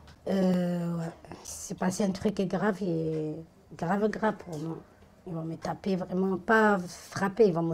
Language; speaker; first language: French; non-native, fluent; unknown